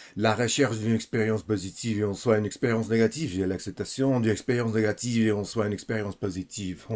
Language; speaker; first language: French; non-native, learner; English